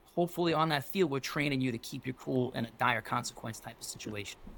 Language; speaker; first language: English; native; English